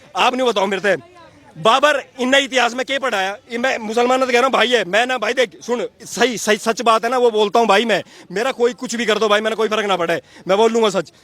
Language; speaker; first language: Hindi; native; Hindi